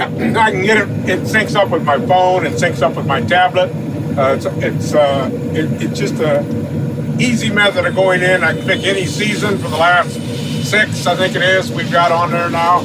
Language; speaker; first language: English; native; English